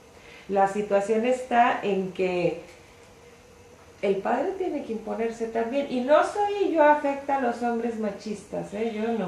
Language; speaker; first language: Spanish; native; Spanish